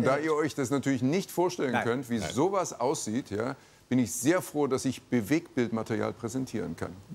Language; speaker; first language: German; native; German